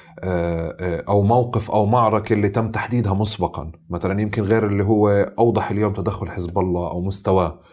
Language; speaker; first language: Arabic; native; Arabic